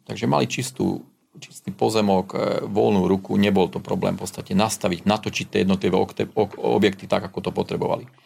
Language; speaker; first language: Slovak; non-native, local second language; Hungarian